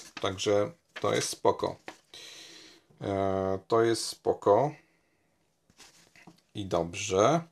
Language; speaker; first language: Polish; native; Polish